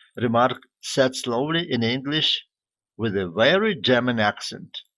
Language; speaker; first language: English; non-native, fluent; Ukrainian